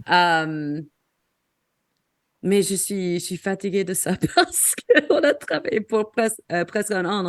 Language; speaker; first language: French; non-native, fluent; English